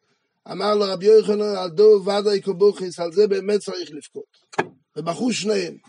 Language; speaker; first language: Hebrew; non-native, fluent; French